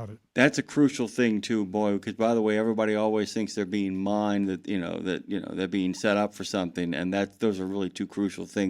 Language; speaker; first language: English; native; English